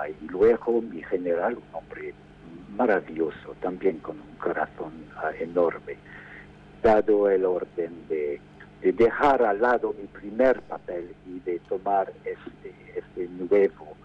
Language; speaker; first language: Spanish; non-native, fluent; English